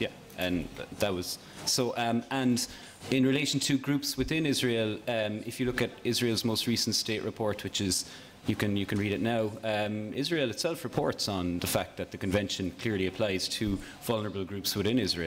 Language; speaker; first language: English; native; English